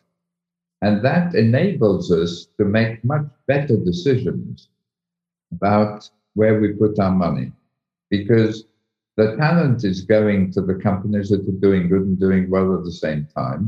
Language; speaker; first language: English; native; English